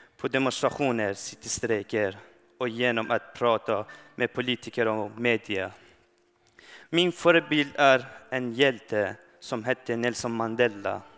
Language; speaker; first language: Swedish; non-native, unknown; Persian